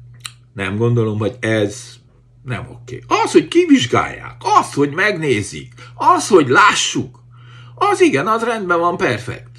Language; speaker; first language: Hungarian; native; Hungarian